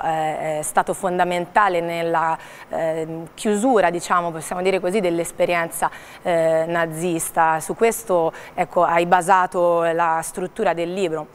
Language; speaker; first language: Italian; native; Italian